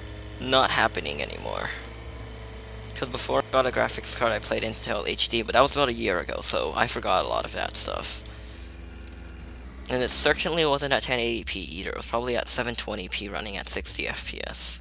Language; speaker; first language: English; native; English